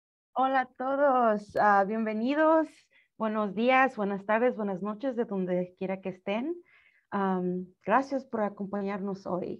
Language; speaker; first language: Spanish; early bilingual, heritage; Spanish